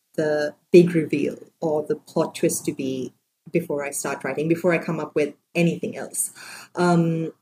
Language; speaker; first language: English; non-native, local second language; Sinhala